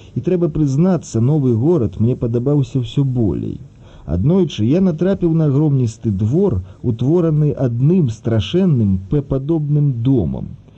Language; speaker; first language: Belarusian; early bilingual, other home language; Russian